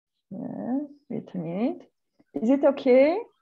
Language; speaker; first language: English; non-native, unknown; Armenian